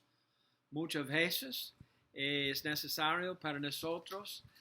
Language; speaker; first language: Spanish; non-native, learner; English